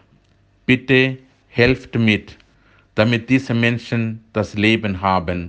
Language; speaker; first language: German; non-native, fluent; Malayalam